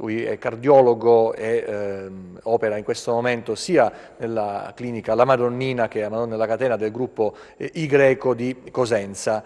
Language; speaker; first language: Italian; native; Italian